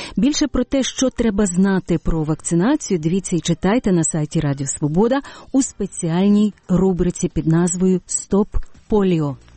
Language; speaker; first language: Ukrainian; native; Ukrainian